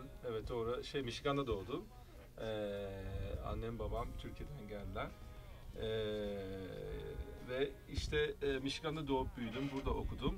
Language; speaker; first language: Turkish; early bilingual, heritage; Turkish